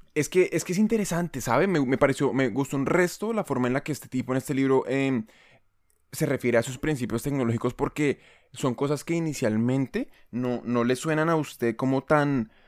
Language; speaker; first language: Spanish; native; Spanish